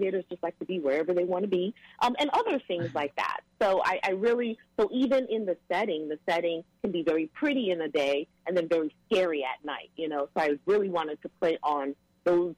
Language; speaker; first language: English; native; English